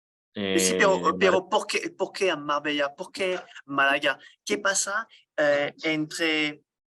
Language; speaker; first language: Spanish; non-native, learner; French